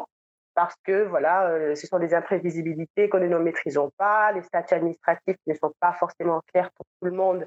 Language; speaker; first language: French; native; French